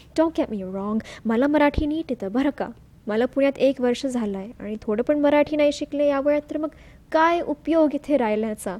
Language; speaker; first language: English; early bilingual, other home language; Marathi